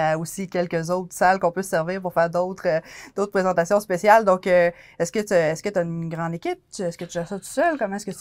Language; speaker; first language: French; native; French